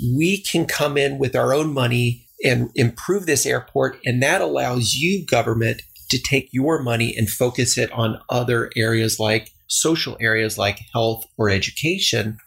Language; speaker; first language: English; native; English